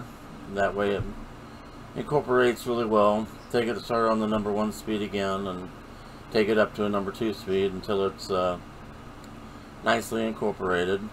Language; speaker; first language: English; native; English